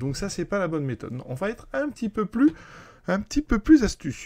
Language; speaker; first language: French; native; French